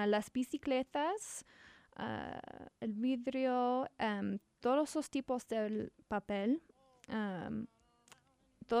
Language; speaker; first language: Spanish; non-native, learner; English